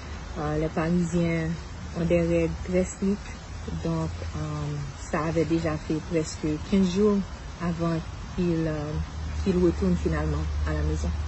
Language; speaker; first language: French; non-native, local second language; Haitian Creole